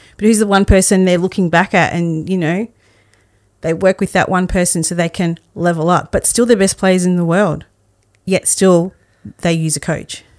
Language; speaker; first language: English; early bilingual, other home language; Spanish